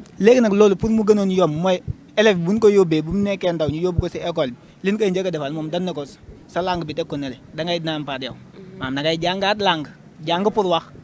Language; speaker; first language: Wolof; non-native, local second language; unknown